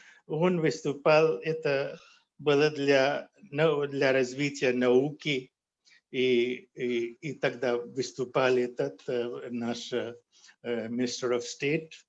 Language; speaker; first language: Russian; non-native, fluent; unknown